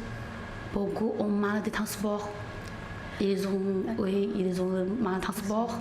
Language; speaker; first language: French; non-native, learner; Chinese